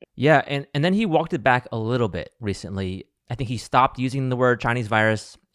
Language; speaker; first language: English; native; English